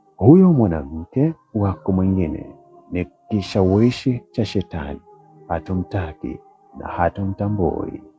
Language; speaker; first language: Swahili; native; Swahili